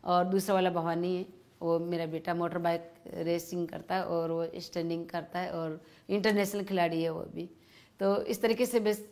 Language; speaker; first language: Hindi; native; Hindi